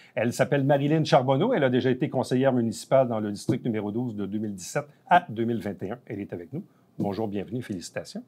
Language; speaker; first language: French; native; French